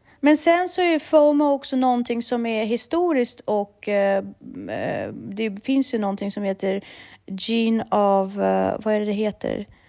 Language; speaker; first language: Swedish; early bilingual, other home language; Russian